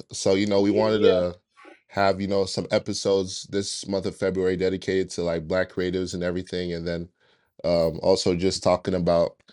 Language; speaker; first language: English; native; English